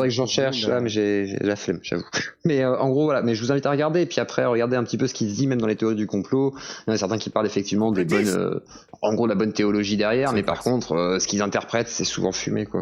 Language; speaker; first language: French; native; French